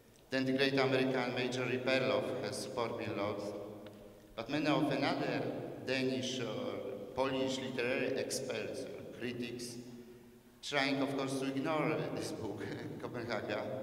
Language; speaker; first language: English; non-native, learner; Polish